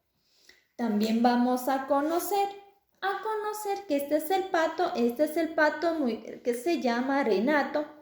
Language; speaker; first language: Spanish; native; Spanish